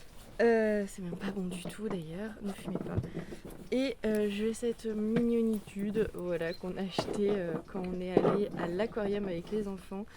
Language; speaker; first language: French; native; French